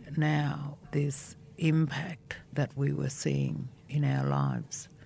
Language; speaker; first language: English; non-native, local second language; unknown